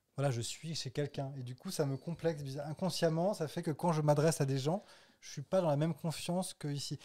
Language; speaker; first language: French; native; French